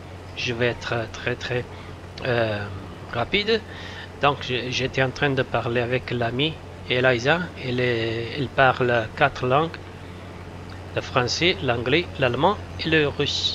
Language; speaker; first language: French; non-native, fluent; Italian